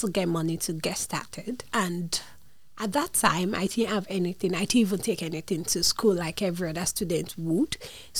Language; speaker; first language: English; non-native, local second language; Yoruba